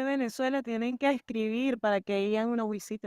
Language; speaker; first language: Spanish; native; Spanish